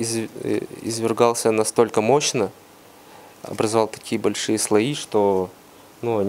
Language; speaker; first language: Russian; native; Russian